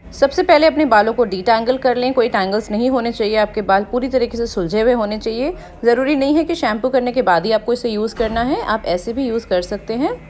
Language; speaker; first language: Hindi; native; Hindi